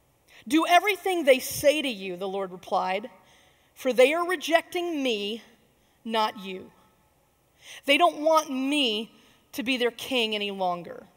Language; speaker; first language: English; native; English